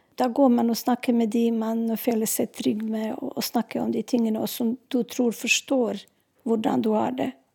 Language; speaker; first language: Norwegian; non-native, fluent; Serbian